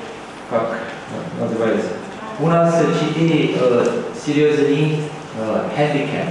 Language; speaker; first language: Russian; non-native, learner; Korean